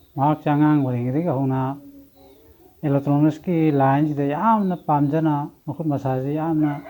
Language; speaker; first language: Manipuri; native; Manipuri